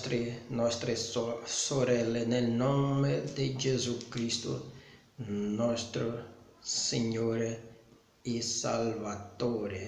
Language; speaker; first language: Italian; non-native, learner; Portuguese